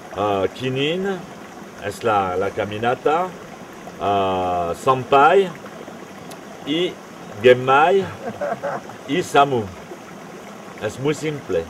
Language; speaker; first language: Spanish; non-native, fluent; French